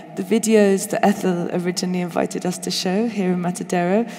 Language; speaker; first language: English; native; English